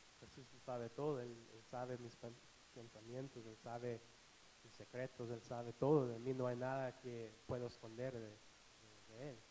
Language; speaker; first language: Spanish; non-native, fluent; English